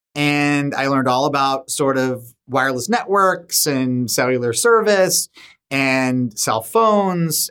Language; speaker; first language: English; native; English